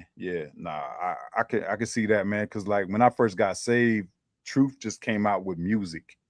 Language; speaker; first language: English; native; English